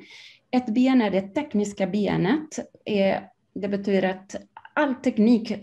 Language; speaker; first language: Swedish; non-native, fluent; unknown